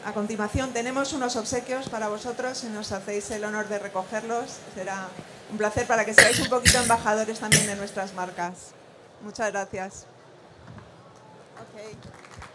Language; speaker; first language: Spanish; native; Spanish